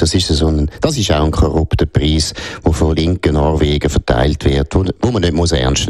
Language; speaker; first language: German; native; German